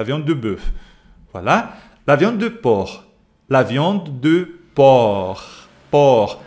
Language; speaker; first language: French; non-native, fluent; Portuguese